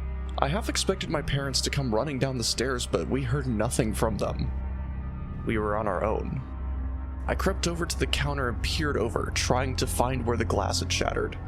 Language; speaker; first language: English; native; English